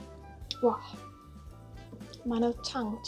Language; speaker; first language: Korean; non-native, learner; English